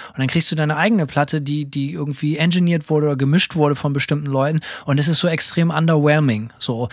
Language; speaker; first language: German; native; German